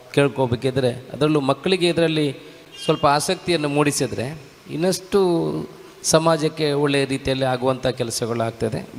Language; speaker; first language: Kannada; non-native, local second language; Tulu